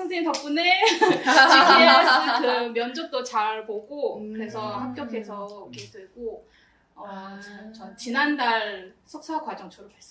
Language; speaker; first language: Korean; non-native, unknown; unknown